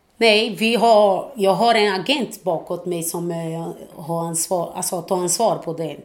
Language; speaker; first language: Swedish; non-native, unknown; Portuguese